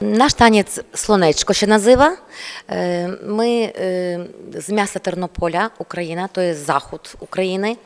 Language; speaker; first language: Polish; non-native, learner; Ukrainian